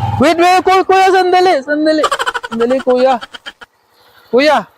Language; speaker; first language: Filipino; non-native, learner; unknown